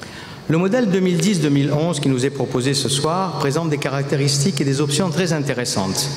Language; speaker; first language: French; native; French